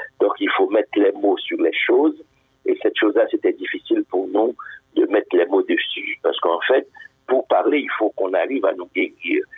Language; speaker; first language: French; non-native, local second language; Haitian Creole